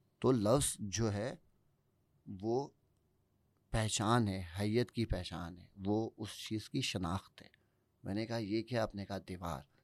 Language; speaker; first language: Urdu; native; Urdu